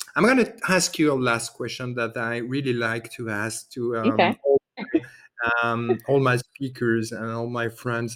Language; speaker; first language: English; non-native, fluent; French